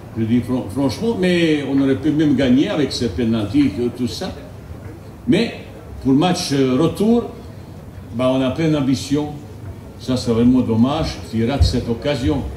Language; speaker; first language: French; non-native, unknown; Bosnian